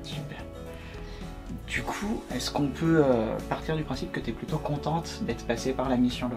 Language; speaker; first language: French; native; French